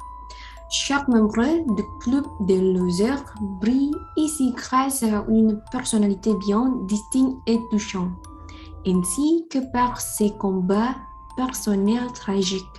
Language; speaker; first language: French; non-native, learner; Indonesian